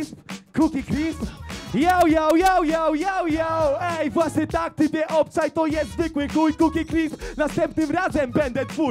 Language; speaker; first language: Polish; native; Polish